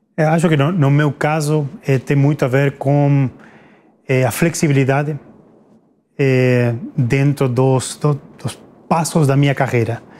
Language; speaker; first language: Portuguese; non-native, fluent; Spanish